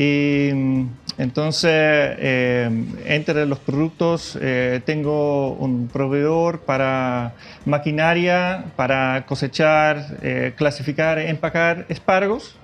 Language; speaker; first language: Spanish; non-native, fluent; Dutch